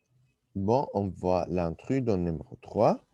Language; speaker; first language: French; non-native, fluent; Arabic